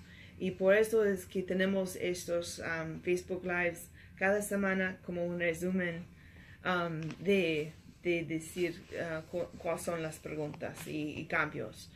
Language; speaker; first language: Spanish; non-native, learner; English